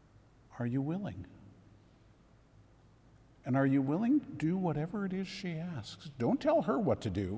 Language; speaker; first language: English; native; English